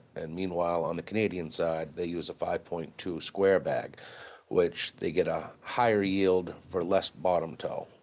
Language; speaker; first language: English; native; English